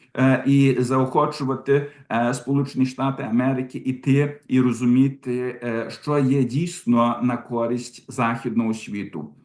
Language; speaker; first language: Ukrainian; early bilingual, heritage; Ukrainian